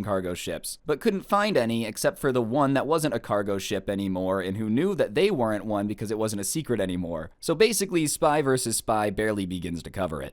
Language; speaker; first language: English; native; English